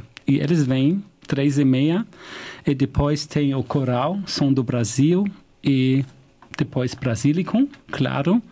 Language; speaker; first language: Portuguese; non-native, fluent; German